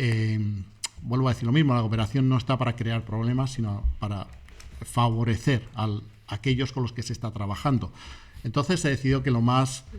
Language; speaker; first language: Spanish; native; Spanish